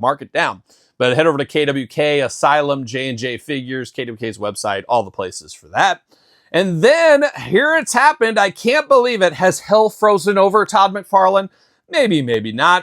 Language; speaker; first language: English; native; English